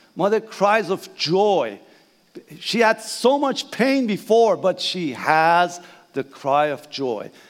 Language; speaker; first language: English; non-native, fluent; Persian